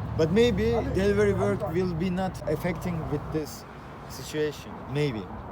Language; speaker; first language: English; non-native, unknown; Turkish